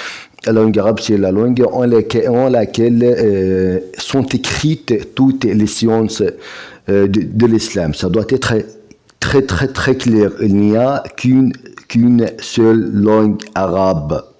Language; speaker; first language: French; non-native, fluent; Arabic